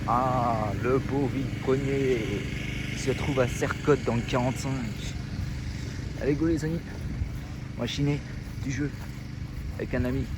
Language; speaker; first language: French; native; French